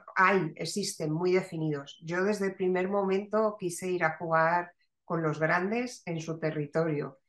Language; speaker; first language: Spanish; native; Spanish